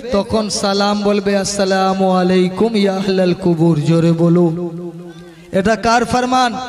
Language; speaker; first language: Bangla; non-native, local second language; Urdu